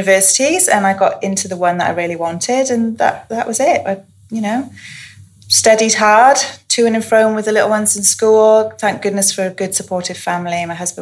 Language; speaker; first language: English; native; English